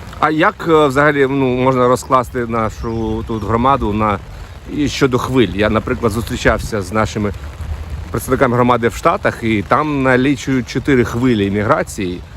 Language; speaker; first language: Ukrainian; native; Ukrainian